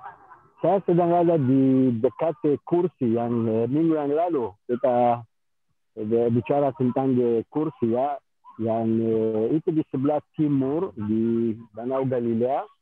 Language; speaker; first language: Indonesian; non-native, fluent; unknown